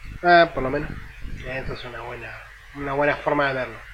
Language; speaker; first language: Spanish; native; Spanish